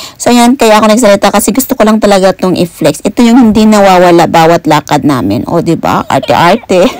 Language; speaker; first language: Filipino; native; Filipino